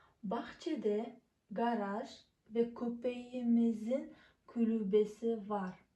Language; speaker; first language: Turkish; non-native, fluent; Kazakh